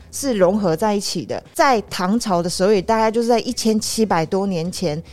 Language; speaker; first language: Chinese; native; Chinese